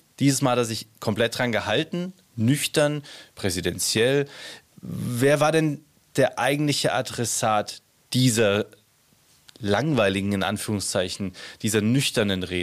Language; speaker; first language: German; native; German